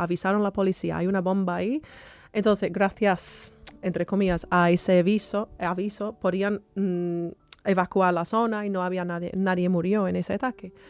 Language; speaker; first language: Spanish; non-native, fluent; English